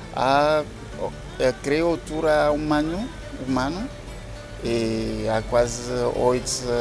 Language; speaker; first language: Portuguese; non-native, learner; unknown